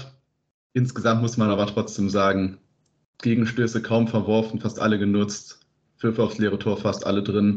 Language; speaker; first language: German; native; German